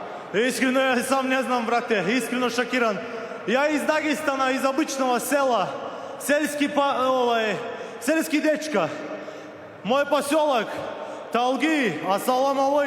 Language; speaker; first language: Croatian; non-native, learner; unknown